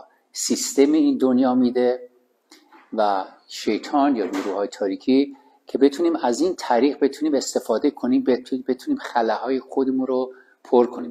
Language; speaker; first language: Persian; native; Persian